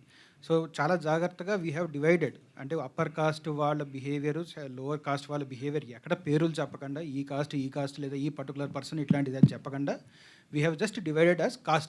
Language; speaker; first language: Telugu; native; Telugu